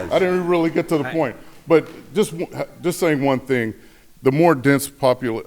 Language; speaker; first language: English; native; English